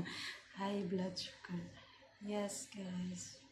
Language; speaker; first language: English; non-native, learner; Filipino